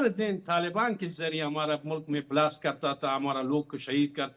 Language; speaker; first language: Hindi; non-native, fluent; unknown